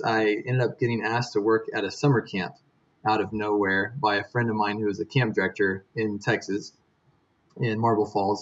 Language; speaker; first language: English; native; English